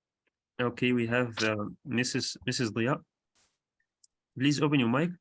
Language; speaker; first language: English; non-native, fluent; Arabic